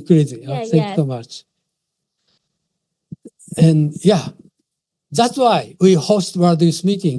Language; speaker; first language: English; non-native, fluent; Japanese